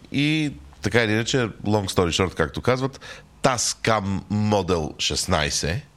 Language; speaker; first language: Bulgarian; native; Bulgarian